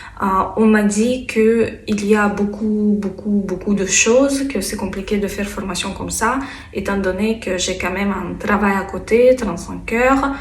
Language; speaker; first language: French; non-native, fluent; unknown